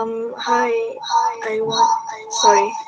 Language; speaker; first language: English; non-native, local second language; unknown